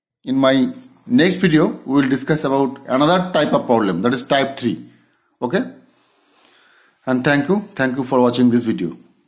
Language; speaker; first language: English; non-native, local second language; Bangla